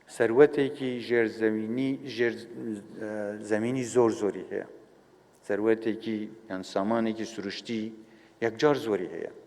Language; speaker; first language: Central Kurdish; non-native, local second language; Kurdish